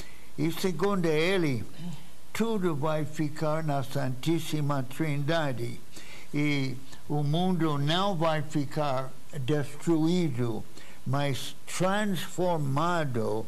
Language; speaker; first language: Portuguese; non-native, fluent; English